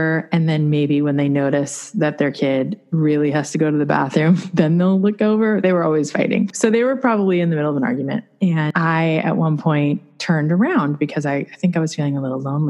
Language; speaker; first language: English; native; English